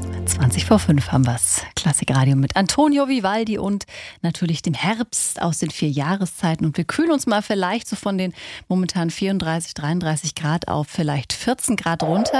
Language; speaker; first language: German; native; German